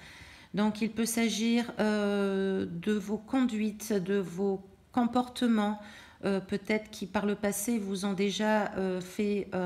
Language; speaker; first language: French; native; French